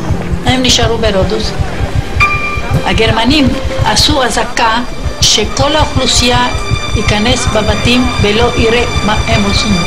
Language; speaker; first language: Hebrew; non-native, fluent; Ladino